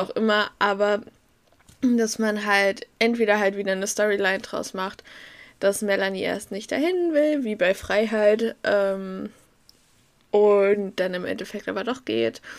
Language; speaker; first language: German; native; German